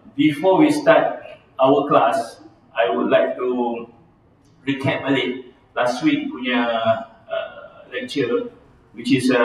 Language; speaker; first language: English; non-native, local second language; Malay